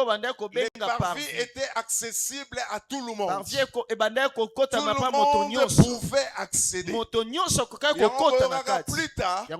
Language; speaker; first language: French; non-native, local second language; Lingala